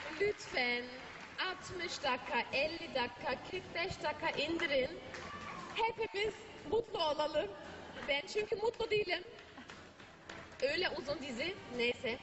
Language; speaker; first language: Turkish; non-native, learner; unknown